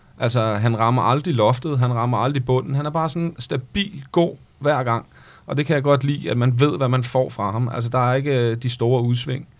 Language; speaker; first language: Danish; native; Danish